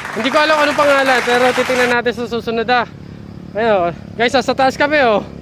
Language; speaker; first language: Filipino; native; Filipino